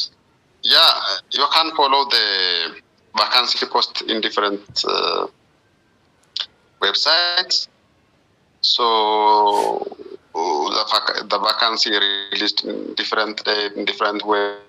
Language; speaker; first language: English; non-native, learner; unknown